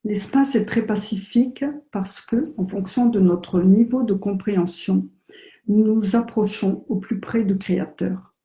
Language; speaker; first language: French; native; French